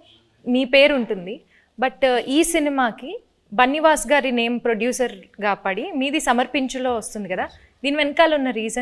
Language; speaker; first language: Telugu; native; Telugu